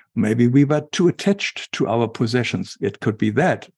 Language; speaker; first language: English; non-native, fluent; German